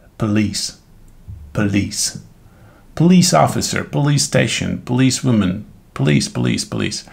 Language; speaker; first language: English; non-native, fluent; Hungarian